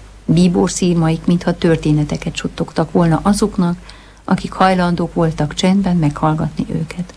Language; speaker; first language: Hungarian; native; Hungarian